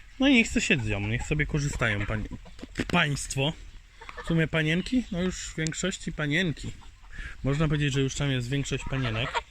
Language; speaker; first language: Polish; native; Polish